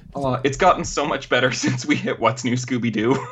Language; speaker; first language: English; native; English